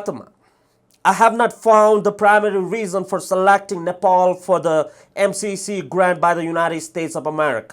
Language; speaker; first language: English; non-native, fluent; Nepali